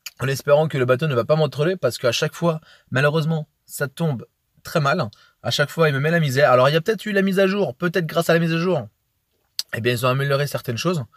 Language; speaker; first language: French; native; French